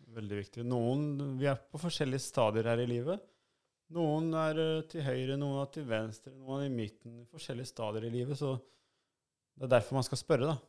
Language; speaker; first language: Norwegian; early bilingual, other home language; Albanian